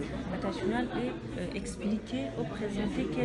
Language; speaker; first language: French; non-native, learner; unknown